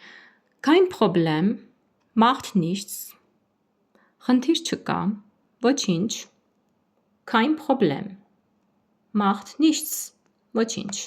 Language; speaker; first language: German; non-native, fluent; Armenian